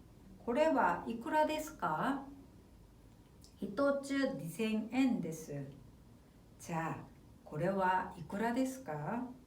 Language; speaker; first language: Japanese; non-native, fluent; Korean